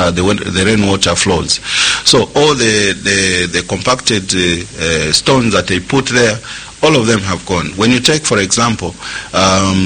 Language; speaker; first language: English; non-native, local second language; Nyanja